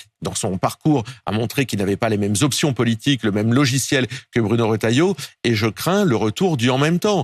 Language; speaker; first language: French; native; French